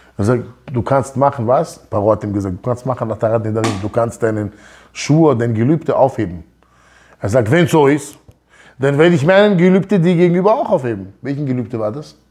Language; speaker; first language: German; early bilingual, other home language; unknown